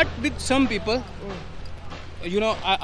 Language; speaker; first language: English; non-native, local second language; Dogri